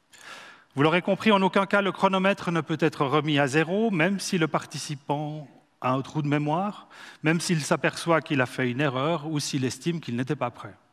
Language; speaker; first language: French; native; French